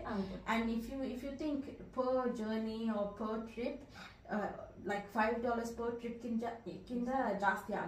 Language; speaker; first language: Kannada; early bilingual, heritage; Kannada